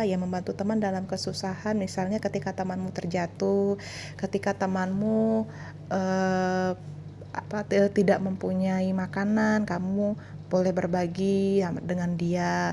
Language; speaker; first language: Indonesian; native; Indonesian